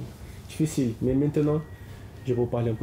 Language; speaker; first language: French; non-native, learner; Portuguese